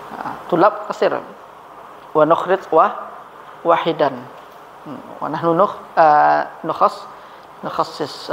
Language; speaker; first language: Arabic; non-native, fluent; Indonesian